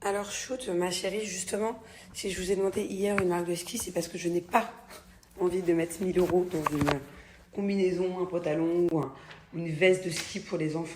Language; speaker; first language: French; native; French